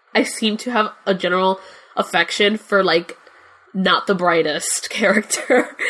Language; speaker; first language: English; non-native, fluent; Spanish